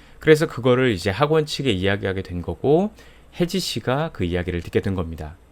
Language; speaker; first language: Korean; native; Korean